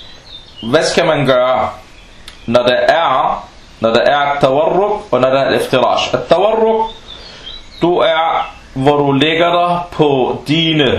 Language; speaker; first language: Danish; non-native, fluent; Arabic